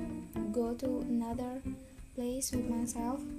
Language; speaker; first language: English; non-native, learner; Indonesian